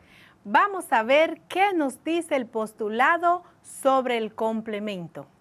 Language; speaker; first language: Spanish; native; Spanish